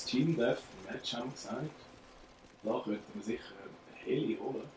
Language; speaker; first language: German; native; German